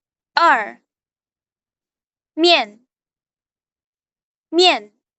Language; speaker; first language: Chinese; non-native, fluent; Indonesian